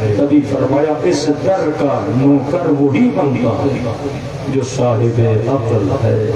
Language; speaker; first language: Urdu; non-native, local second language; Sindhi